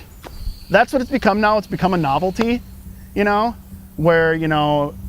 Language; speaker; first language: English; native; English